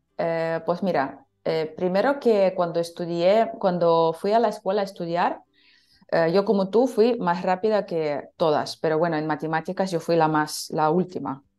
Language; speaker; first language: Spanish; non-native, fluent; Russian